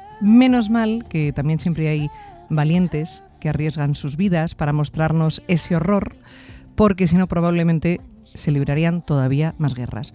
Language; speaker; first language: Spanish; native; Spanish